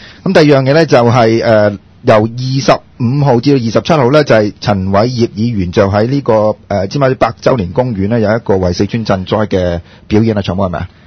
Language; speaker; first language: Cantonese; native; Cantonese